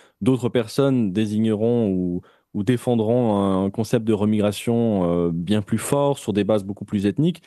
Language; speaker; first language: French; native; French